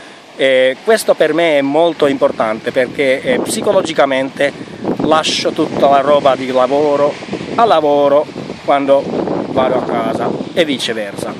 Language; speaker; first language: Italian; non-native, fluent; Finnish